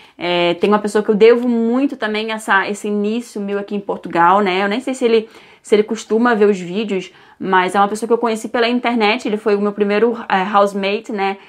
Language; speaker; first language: Portuguese; native; Portuguese